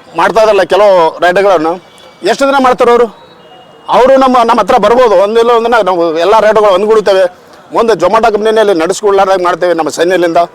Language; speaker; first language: Kannada; native; Kannada